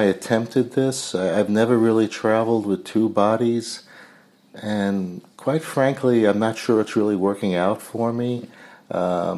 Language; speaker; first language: English; native; English